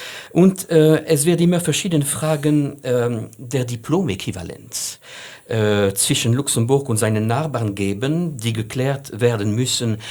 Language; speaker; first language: German; non-native, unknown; French